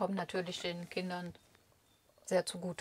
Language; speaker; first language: German; native; German